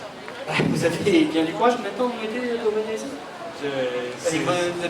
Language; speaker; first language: French; native; French